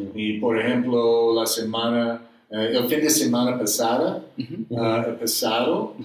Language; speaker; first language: Spanish; non-native, learner; English